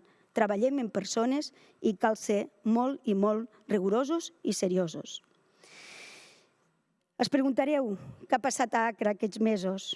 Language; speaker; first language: Catalan; native; Catalan